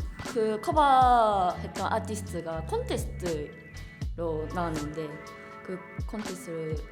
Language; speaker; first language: Korean; non-native, fluent; Japanese